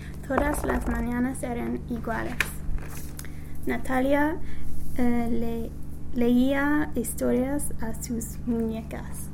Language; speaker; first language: Spanish; non-native, learner; English